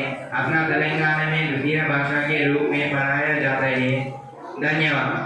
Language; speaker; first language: Hindi; non-native, local second language; Telugu